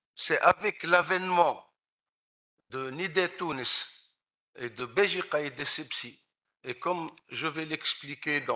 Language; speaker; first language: French; non-native, local second language; Arabic